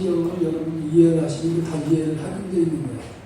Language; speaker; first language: Korean; native; Korean